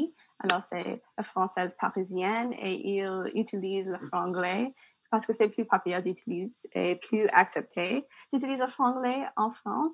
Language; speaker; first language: French; non-native, learner; English